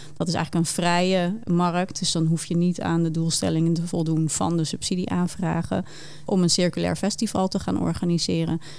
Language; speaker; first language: Dutch; native; Dutch